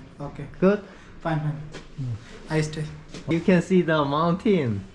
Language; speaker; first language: English; non-native, learner; Korean